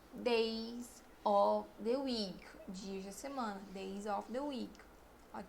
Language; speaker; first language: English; non-native, fluent; Portuguese